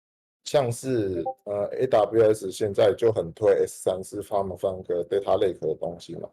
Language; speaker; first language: Chinese; native; Chinese